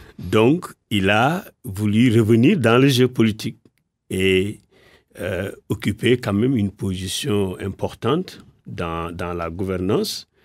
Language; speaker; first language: French; non-native, local second language; Wolof